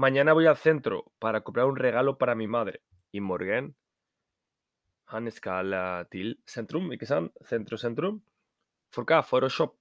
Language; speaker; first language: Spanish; non-native, fluent; Norwegian